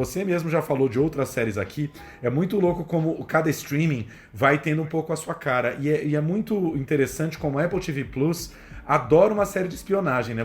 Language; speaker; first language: Portuguese; native; Portuguese